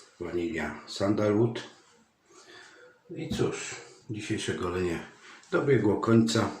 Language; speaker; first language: Polish; native; Polish